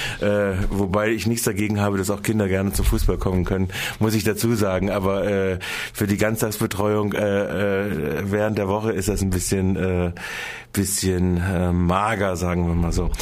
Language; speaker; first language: German; native; German